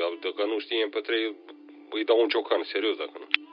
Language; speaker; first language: Romanian; native; Romanian